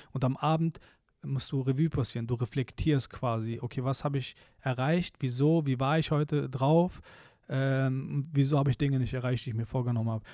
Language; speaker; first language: German; early bilingual, other home language; Polish